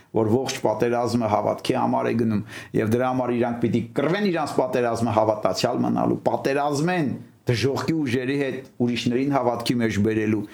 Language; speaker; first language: Armenian; native; Armenian